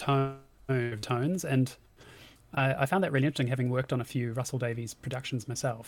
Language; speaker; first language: English; native; English